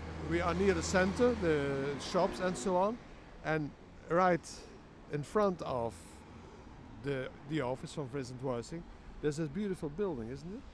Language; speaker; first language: English; non-native, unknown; Dutch